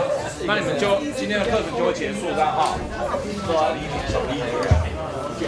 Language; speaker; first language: Chinese; native; Chinese